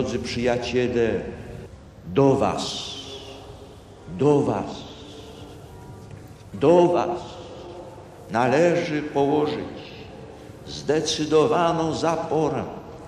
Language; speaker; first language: Polish; native; Polish